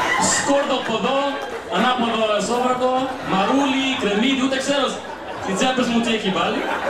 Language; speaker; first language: Greek; early bilingual, other home language; English